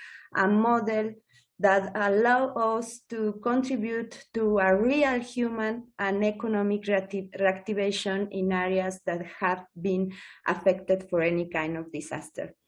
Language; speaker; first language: English; non-native, learner; Spanish